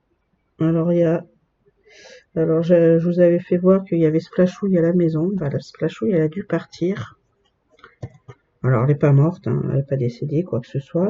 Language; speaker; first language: French; native; French